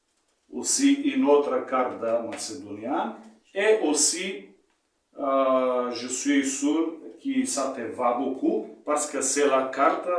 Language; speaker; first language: French; non-native, learner; Macedonian